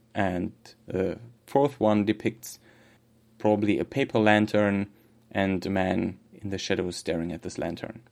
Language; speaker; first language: English; non-native, fluent; German